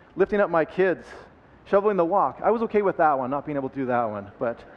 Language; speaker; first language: English; native; English